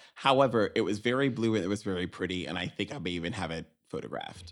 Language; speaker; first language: English; native; English